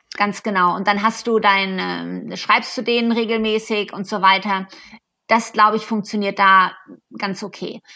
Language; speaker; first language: German; native; German